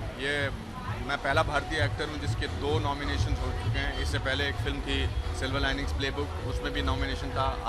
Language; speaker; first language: Hindi; native; Hindi